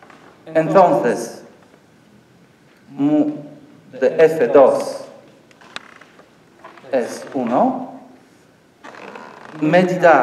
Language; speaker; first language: Spanish; non-native, learner; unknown